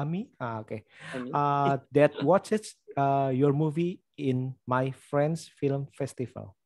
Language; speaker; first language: English; non-native, learner; Indonesian